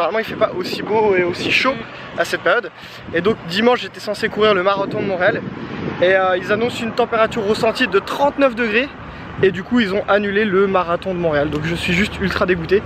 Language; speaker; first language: French; native; French